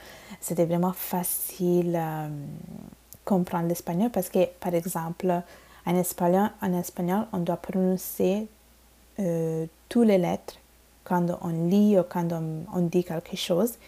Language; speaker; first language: French; non-native, fluent; Bangla